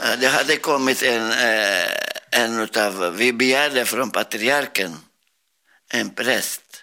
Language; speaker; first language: Swedish; non-native, learner; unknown